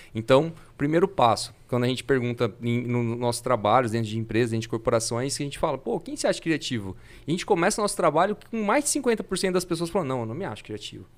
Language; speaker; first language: Portuguese; native; Portuguese